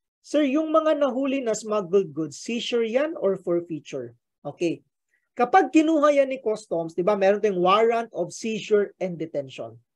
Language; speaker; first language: Filipino; native; Filipino